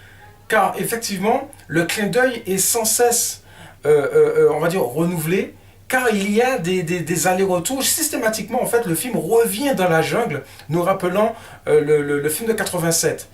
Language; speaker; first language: French; native; French